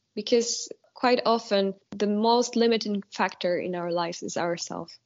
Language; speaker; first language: English; non-native, fluent; Polish